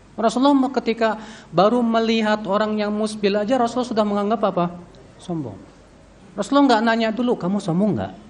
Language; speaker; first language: Indonesian; native; Indonesian